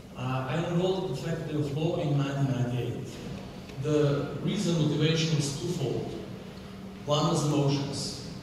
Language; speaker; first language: English; non-native, fluent; Slovenian